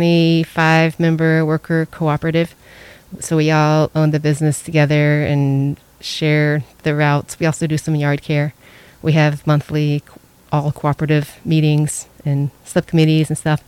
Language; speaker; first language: English; native; English